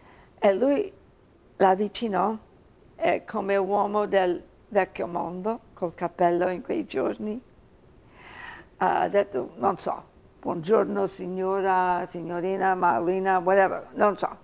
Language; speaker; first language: Italian; early bilingual, heritage; English